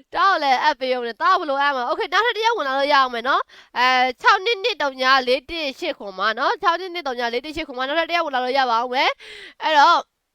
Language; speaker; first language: Burmese; native; Burmese